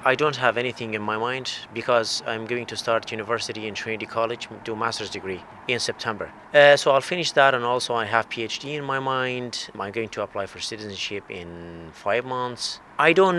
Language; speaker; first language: English; non-native, fluent; Arabic